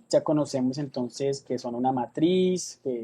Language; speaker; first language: Spanish; native; Spanish